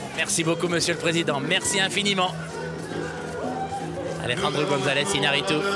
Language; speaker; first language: French; native; French